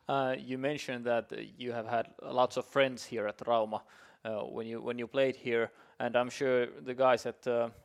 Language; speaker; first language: English; non-native, fluent; Finnish